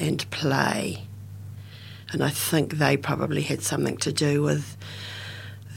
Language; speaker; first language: English; native; English